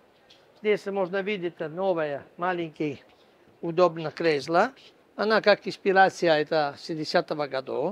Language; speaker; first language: Russian; non-native, fluent; Italian